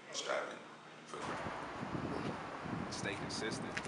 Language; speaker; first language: English; native; English